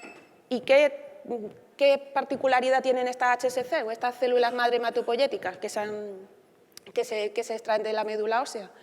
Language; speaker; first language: Spanish; native; Spanish